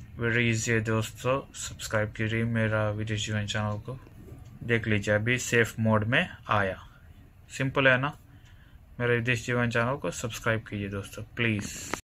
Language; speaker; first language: Hindi; non-native, local second language; Kannada